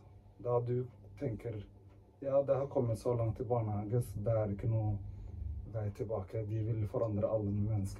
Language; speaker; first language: Norwegian; early bilingual, other home language; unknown